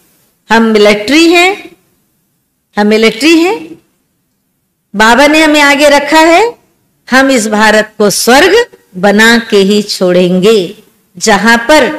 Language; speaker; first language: Hindi; native; Hindi